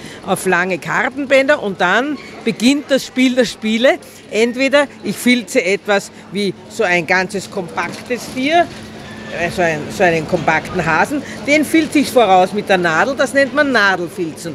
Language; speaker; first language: German; native; German